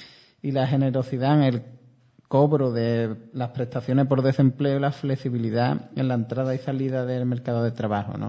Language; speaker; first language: Spanish; native; Spanish